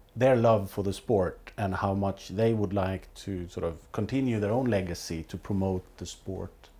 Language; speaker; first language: English; non-native, fluent; Swedish